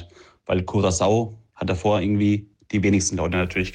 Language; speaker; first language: German; native; German